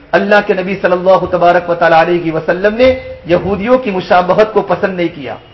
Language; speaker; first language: Urdu; non-native, local second language; Gujarati